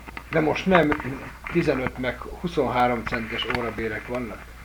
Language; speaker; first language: Hungarian; native; Hungarian